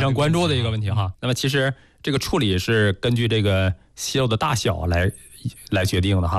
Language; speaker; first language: Chinese; native; Chinese